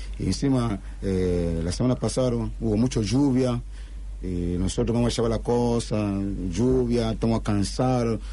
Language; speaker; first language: Spanish; non-native, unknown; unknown